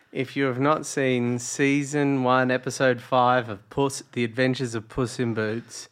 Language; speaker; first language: English; native; English